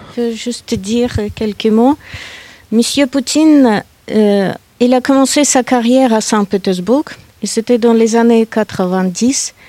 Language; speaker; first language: French; non-native, fluent; Russian